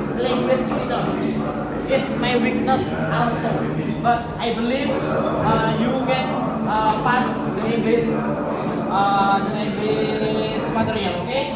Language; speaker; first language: English; non-native, learner; Indonesian